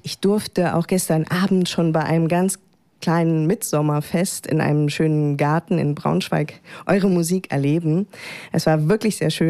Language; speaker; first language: German; native; German